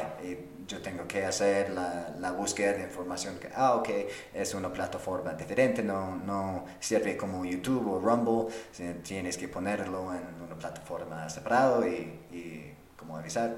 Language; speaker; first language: Spanish; non-native, fluent; English